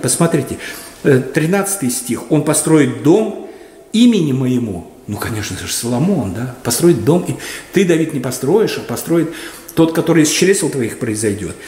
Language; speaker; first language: Russian; native; Russian